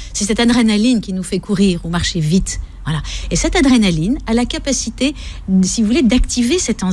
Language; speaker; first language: French; native; French